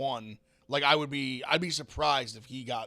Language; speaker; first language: English; native; English